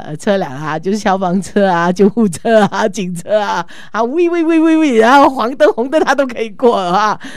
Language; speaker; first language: Chinese; native; Chinese